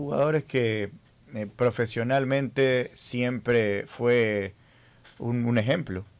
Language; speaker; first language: Spanish; native; Spanish